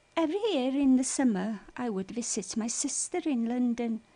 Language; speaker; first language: English; non-native, local second language; Welsh